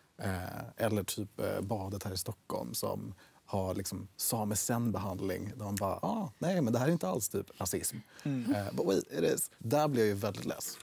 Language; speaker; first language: Swedish; native; Swedish